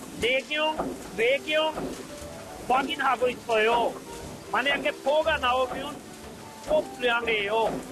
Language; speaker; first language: Korean; non-native, learner; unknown